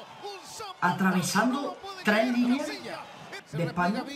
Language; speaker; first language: Spanish; native; Spanish